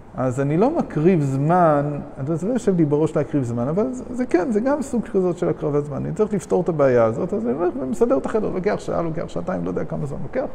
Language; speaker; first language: Hebrew; non-native, fluent; English